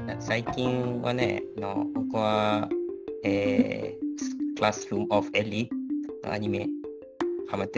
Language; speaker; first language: Japanese; non-native, learner; Malay